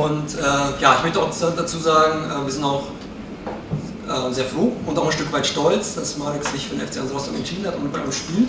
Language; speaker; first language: German; native; German